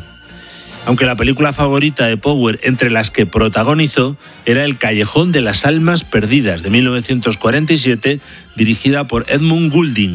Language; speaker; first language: Spanish; native; Spanish